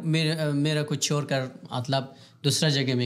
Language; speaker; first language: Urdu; non-native, learner; Pashto